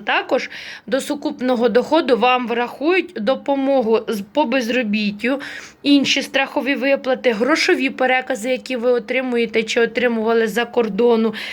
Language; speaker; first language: Ukrainian; native; Ukrainian